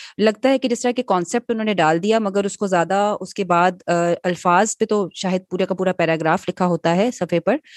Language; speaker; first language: Urdu; native; Urdu